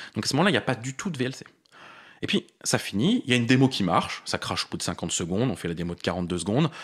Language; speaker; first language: French; native; French